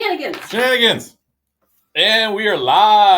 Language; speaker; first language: English; native; English